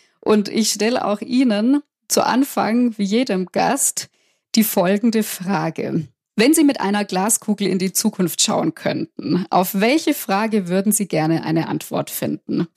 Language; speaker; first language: German; native; German